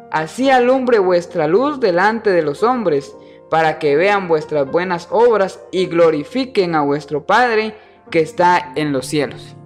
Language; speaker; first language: Spanish; native; Spanish